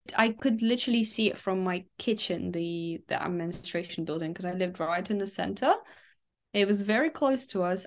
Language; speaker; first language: English; early bilingual, other home language; Ukrainian